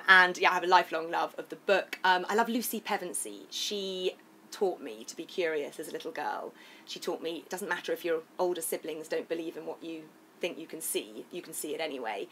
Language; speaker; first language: English; native; English